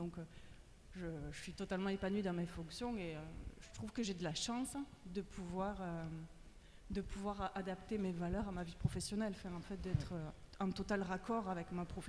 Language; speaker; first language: French; native; French